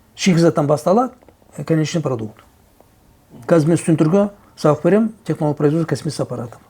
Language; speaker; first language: Russian; non-native, local second language; Kazakh